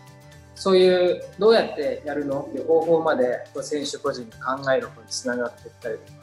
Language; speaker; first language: Japanese; native; Japanese